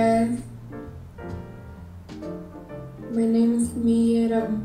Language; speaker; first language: English; non-native, learner; Russian